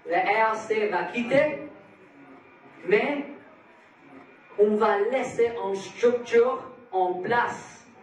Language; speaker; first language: French; non-native, fluent; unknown